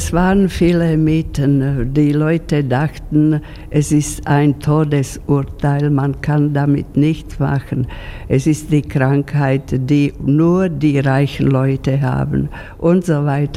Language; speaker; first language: German; non-native, fluent; Slovak